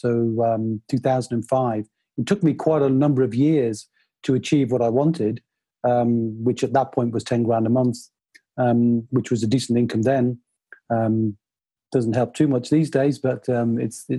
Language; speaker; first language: English; native; English